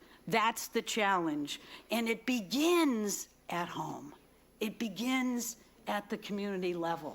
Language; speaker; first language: English; native; English